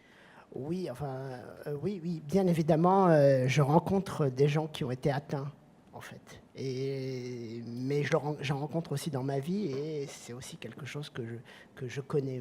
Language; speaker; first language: French; native; French